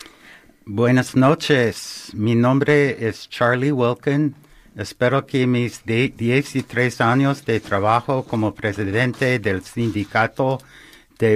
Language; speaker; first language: Spanish; non-native, learner; English